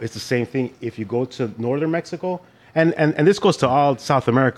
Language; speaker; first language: English; early bilingual, other home language; Spanish